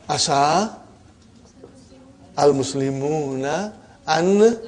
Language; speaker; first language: Arabic; non-native, fluent; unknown